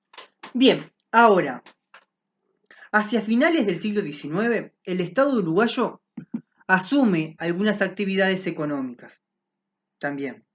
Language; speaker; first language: Spanish; native; Spanish